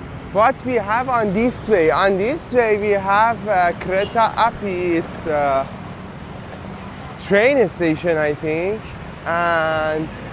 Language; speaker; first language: English; non-native, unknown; Persian